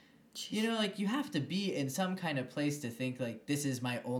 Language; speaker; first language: English; native; English